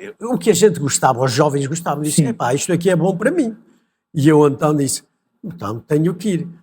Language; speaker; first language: Portuguese; native; Portuguese